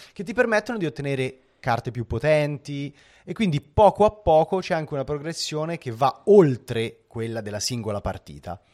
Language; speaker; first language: Italian; native; Italian